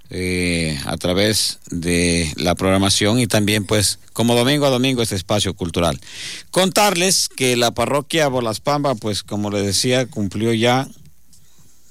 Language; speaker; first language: Spanish; native; Spanish